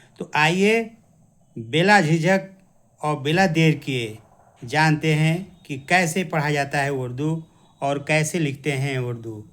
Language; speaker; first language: Hindi; native; Hindi